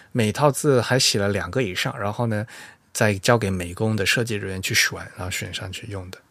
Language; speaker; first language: Chinese; native; Chinese